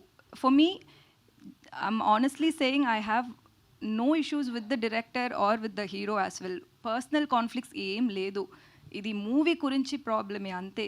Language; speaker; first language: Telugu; non-native, learner; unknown